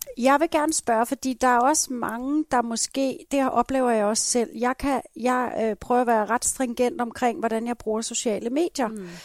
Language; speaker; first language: Danish; native; Danish